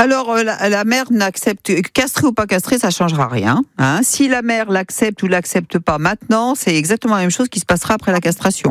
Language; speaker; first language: French; native; French